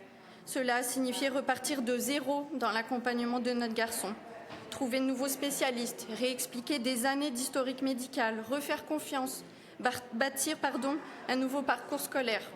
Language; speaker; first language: French; native; French